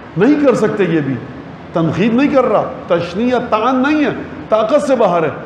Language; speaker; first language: Urdu; native; Urdu